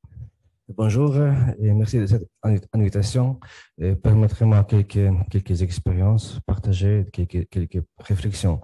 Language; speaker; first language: French; non-native, fluent; Ukrainian